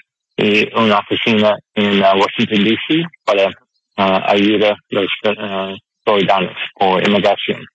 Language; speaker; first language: Spanish; non-native, learner; English